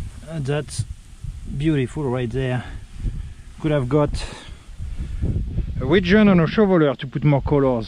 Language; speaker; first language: English; non-native, fluent; French